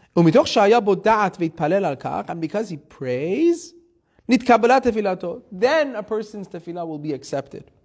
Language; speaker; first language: English; early bilingual, heritage; Persian